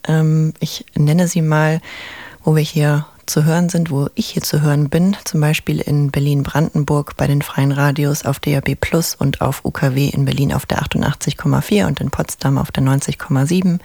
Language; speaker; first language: German; native; German